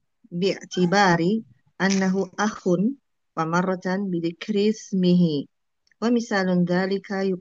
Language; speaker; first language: Arabic; non-native, learner; Indonesian